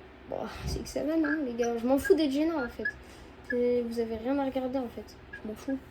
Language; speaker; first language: French; native; French